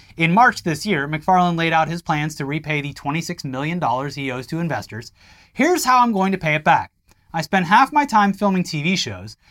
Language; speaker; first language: English; native; English